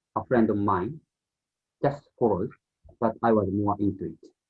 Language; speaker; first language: English; non-native, learner; Japanese